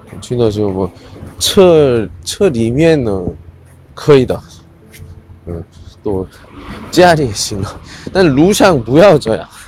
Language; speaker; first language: Chinese; non-native, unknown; Korean